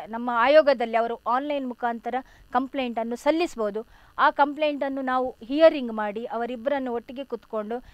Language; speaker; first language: Kannada; non-native, local second language; Tulu